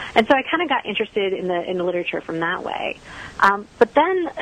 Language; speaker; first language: English; native; English